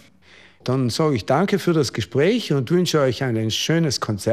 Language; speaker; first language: German; native; German